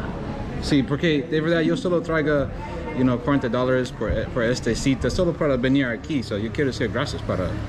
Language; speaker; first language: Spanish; non-native, learner; English